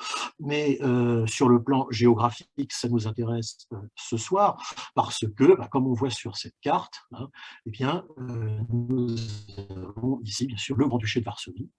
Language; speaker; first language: French; native; French